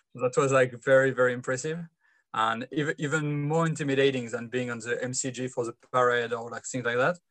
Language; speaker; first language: English; non-native, fluent; French